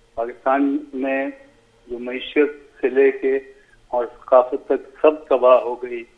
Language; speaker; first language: Urdu; native; Urdu